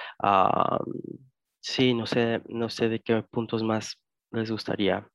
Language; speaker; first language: Spanish; early bilingual, heritage; Spanish